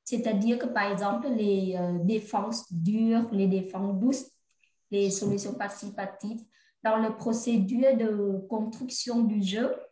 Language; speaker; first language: French; non-native, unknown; Vietnamese